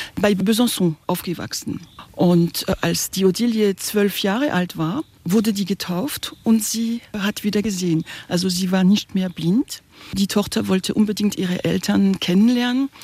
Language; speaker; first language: German; non-native, local second language; French